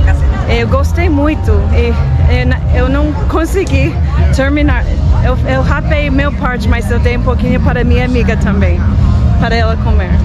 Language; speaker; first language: Portuguese; non-native, fluent; English